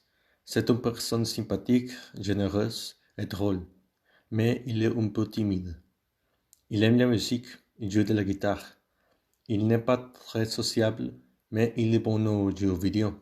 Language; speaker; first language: French; non-native, learner; Spanish